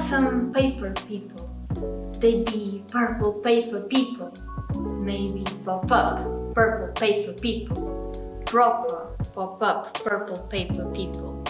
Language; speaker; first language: English; non-native, learner; Portuguese